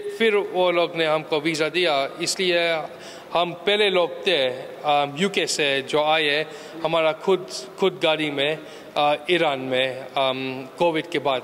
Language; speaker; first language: Hindi; early bilingual, heritage; Hindi